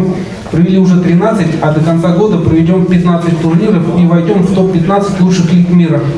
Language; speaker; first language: Russian; native; Russian